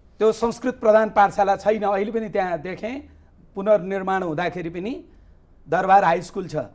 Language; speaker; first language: Nepali; native; Nepali